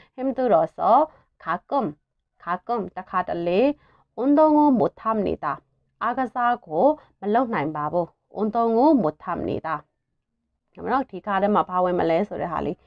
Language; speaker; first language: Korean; non-native, fluent; Burmese